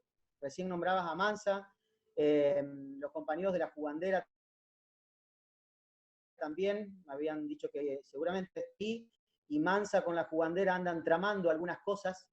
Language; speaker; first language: Spanish; native; Spanish